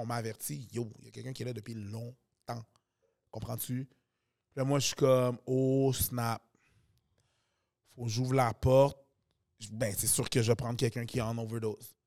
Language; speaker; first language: French; native; French